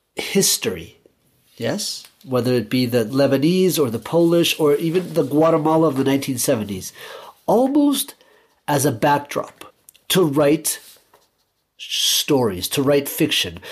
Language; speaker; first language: English; early bilingual, other home language; Spanish